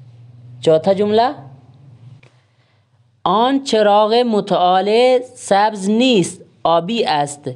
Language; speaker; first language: Persian; non-native, learner; Urdu